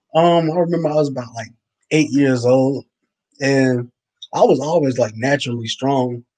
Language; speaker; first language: English; native; English